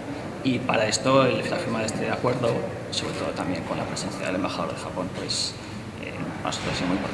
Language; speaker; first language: Spanish; native; Spanish